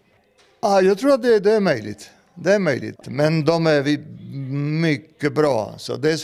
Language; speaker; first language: Swedish; non-native, fluent; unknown